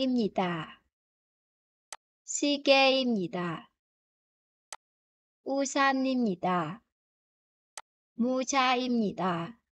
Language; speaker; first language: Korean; non-native, fluent; Vietnamese